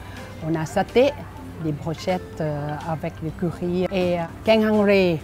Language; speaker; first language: French; non-native, learner; Thai